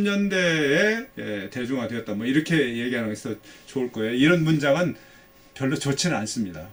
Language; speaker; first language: Korean; native; Korean